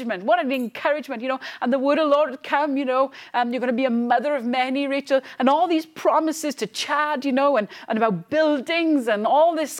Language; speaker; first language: English; native; English